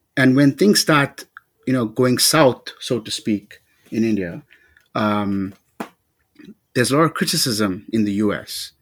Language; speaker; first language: English; native; English